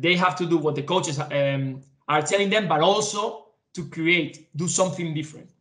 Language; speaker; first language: English; non-native, fluent; Spanish